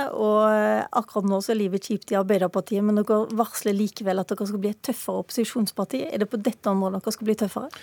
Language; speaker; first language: Norwegian; native; Norwegian